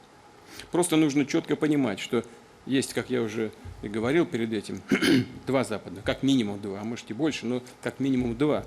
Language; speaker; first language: Russian; native; Russian